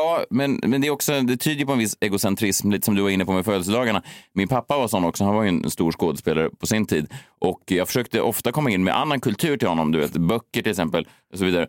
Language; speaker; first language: Swedish; native; Swedish